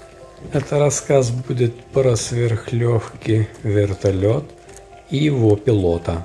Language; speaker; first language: Russian; native; Russian